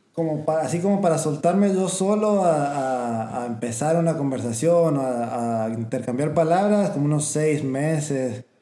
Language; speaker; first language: Spanish; native; Spanish